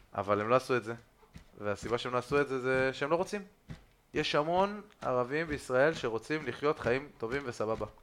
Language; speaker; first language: Hebrew; native; Hebrew